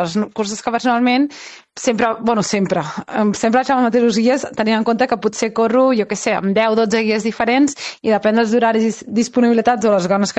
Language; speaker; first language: Catalan; native; Catalan